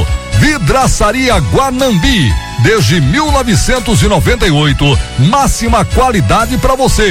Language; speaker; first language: Portuguese; native; Portuguese